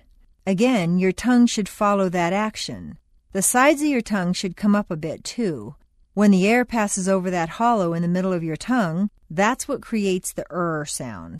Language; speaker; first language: English; native; English